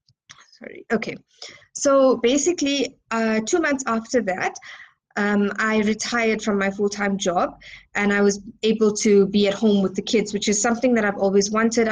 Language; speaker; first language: English; native; English